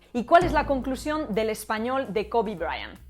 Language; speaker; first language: Spanish; native; Spanish